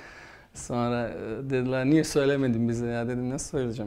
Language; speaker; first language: Turkish; non-native, fluent; Bosnian